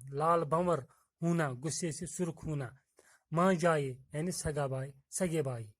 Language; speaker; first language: Hindi; non-native, local second language; Kashmiri